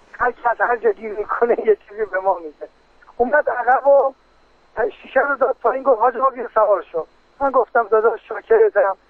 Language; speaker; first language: Persian; native; Persian